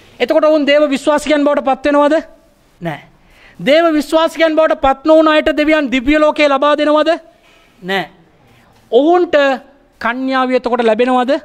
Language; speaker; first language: Sinhala; non-native, local second language; Tamil